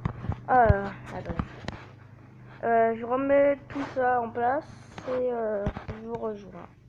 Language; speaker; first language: French; native; French